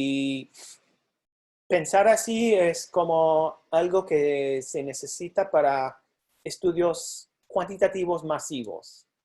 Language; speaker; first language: Spanish; non-native, fluent; English